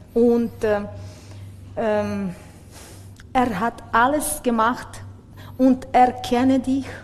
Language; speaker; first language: German; non-native, learner; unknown